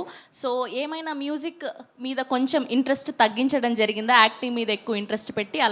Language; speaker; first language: Telugu; native; Telugu